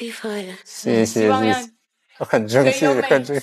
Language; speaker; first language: Chinese; non-native, fluent; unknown